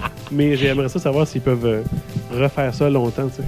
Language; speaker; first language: French; native; French